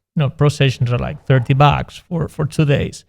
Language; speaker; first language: English; non-native, fluent; Spanish